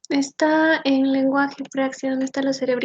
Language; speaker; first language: Spanish; native; Spanish